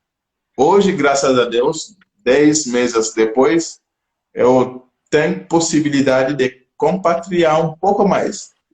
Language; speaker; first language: Portuguese; non-native, local second language; French